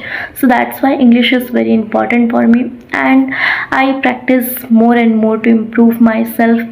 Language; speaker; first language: English; non-native, learner; Odia